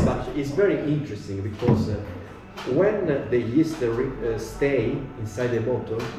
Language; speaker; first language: English; non-native, learner; Italian